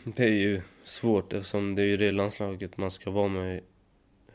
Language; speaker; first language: Swedish; native; Swedish